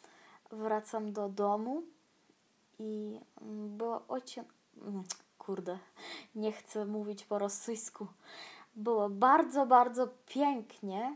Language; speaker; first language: Polish; non-native, learner; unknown